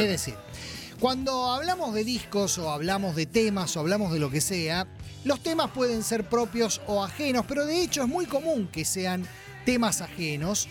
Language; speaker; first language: Spanish; native; Spanish